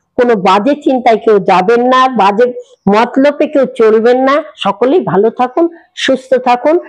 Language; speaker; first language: Bangla; native; Bangla